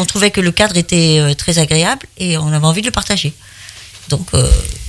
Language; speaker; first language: French; native; French